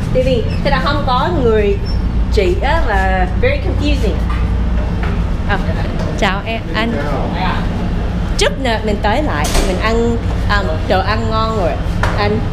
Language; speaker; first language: Vietnamese; early bilingual, heritage; Vietnamese